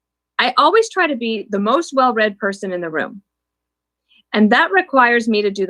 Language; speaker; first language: English; native; English